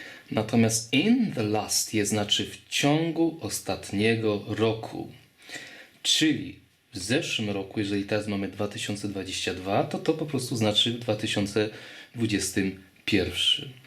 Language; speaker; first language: Polish; native; Polish